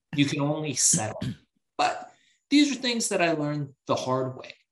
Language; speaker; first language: English; early bilingual, other home language; Persian